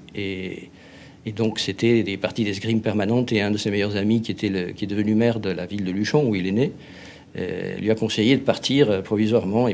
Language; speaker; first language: French; non-native, fluent; Spanish